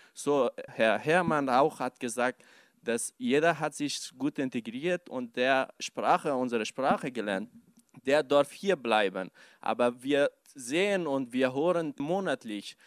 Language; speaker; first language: German; non-native, learner; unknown